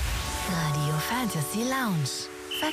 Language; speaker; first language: German; native; German